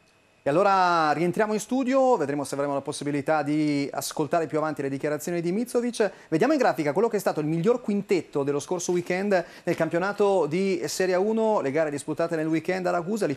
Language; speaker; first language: Italian; native; Italian